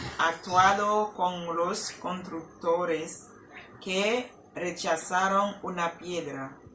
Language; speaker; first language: Spanish; non-native, learner; Haitian Creole